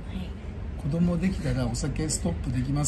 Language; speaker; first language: Japanese; native; Japanese